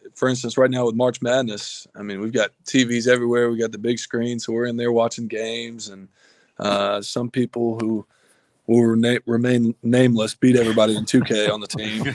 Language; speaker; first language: English; native; English